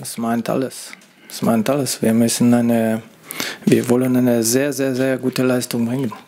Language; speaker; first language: German; non-native, fluent; French